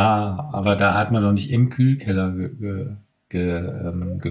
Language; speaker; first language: German; native; German